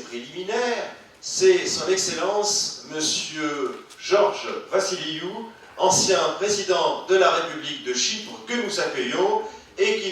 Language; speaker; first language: French; native; French